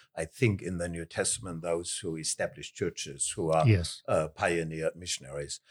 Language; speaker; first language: English; non-native, fluent; German